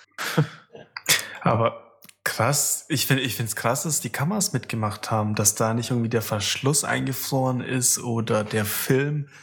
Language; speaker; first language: German; non-native, fluent; Russian